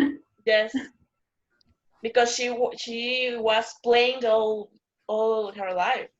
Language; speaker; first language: English; non-native, learner; Spanish